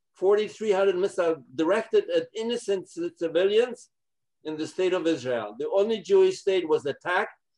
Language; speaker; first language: English; non-native, fluent; Polish